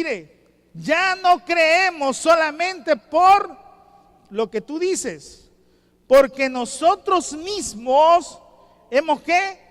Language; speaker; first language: Spanish; native; Spanish